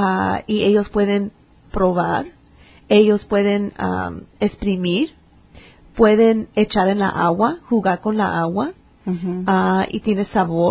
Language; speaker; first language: Spanish; early bilingual, heritage; English